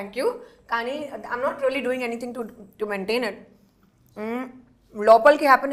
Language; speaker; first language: Telugu; non-native, fluent; Hindi